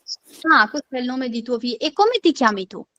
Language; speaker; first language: Italian; non-native, fluent; Urdu